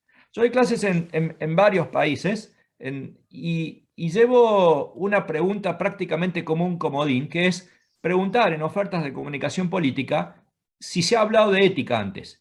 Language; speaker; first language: Spanish; native; Spanish